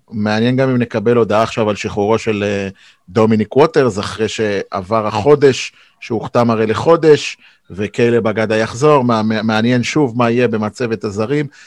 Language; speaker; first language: Hebrew; native; Hebrew